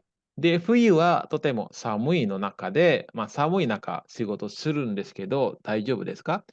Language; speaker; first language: Japanese; non-native, fluent; Indonesian